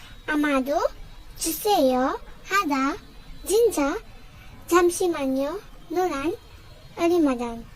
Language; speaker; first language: Korean; non-native, learner; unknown